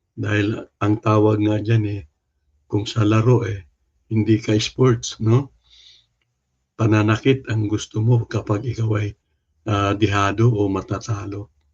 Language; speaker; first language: Filipino; non-native, local second language; Cebuano